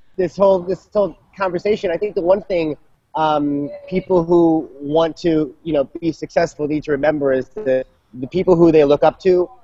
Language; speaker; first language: English; native; English